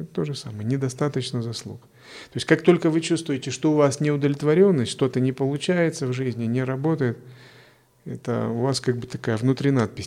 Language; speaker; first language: Russian; native; Russian